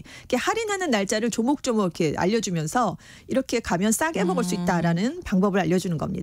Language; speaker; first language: Korean; native; Korean